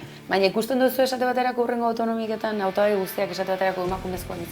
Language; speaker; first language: Basque; native; Basque